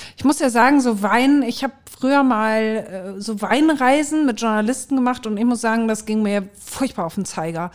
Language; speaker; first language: German; native; German